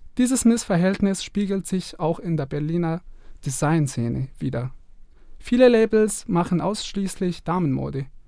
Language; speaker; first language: German; non-native, fluent; Arabic